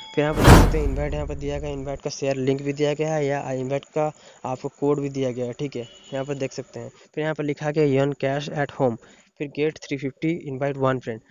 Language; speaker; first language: Hindi; non-native, local second language; Odia